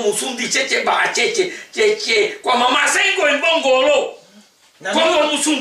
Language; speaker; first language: French; non-native, local second language; Kongo